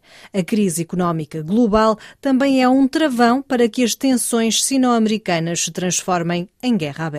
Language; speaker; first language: Portuguese; native; Portuguese